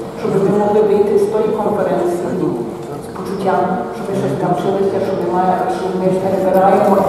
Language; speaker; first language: Ukrainian; early bilingual, heritage; Ukrainian